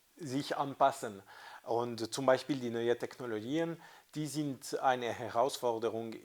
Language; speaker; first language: German; non-native, fluent; French